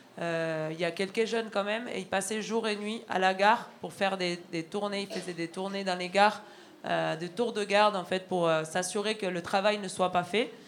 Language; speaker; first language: French; non-native, fluent; Spanish